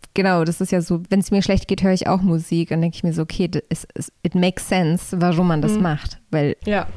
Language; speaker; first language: German; early bilingual, other home language; Polish